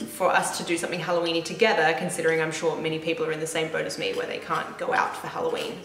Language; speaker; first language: English; native; English